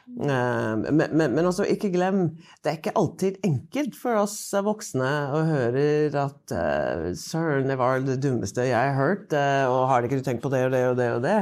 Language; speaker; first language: Norwegian; non-native, fluent; English